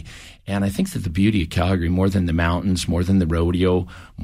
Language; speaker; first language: English; native; English